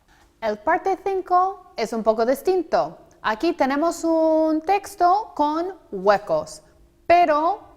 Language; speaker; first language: Spanish; non-native, fluent; English